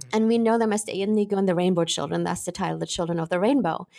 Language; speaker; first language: English; non-native, fluent; German